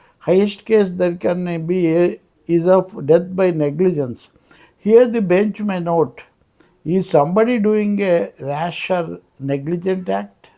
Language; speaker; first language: English; non-native, local second language; Telugu